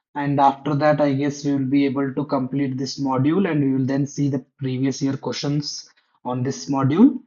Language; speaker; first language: English; non-native, local second language; Kannada